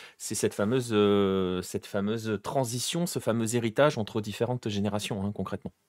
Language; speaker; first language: French; native; French